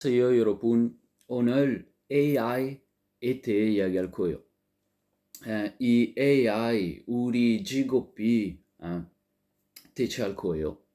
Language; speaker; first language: Korean; non-native, learner; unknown